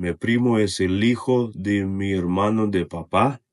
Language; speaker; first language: Spanish; non-native, learner; Russian